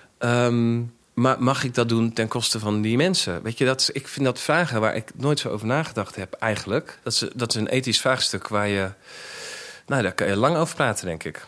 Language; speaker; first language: Dutch; native; Dutch